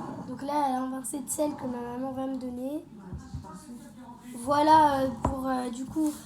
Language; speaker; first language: French; native; French